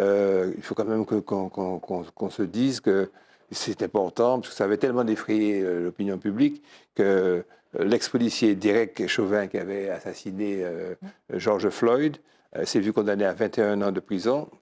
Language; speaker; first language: French; native; French